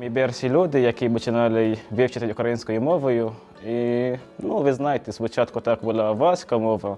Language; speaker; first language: Ukrainian; non-native, learner; Arabic